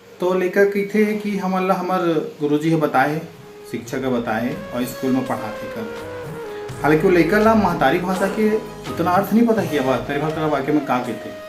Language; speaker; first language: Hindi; non-native, local second language; Chhattisgarhi